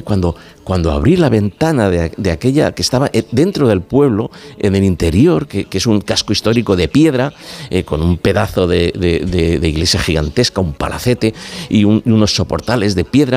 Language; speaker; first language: Spanish; native; Spanish